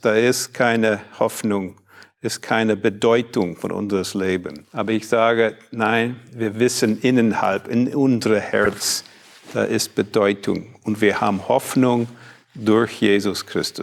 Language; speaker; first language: German; non-native, fluent; English